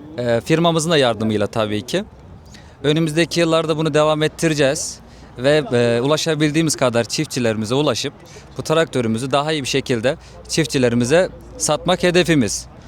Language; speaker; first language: Turkish; native; Turkish